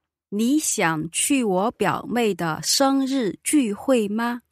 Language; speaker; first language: Chinese; native; Chinese